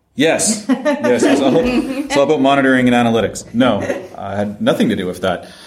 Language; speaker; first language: English; non-native, fluent; French